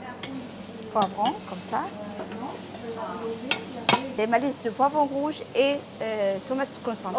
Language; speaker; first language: French; non-native, learner; Arabic